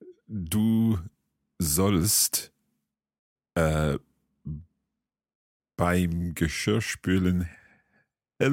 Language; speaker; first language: German; non-native, learner; English